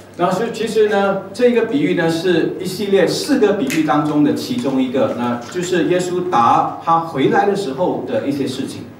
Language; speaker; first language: Chinese; native; Chinese